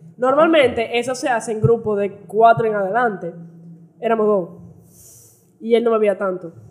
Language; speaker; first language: Spanish; early bilingual, heritage; Spanish